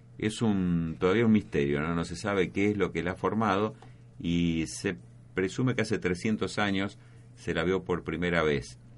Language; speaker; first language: Spanish; native; Spanish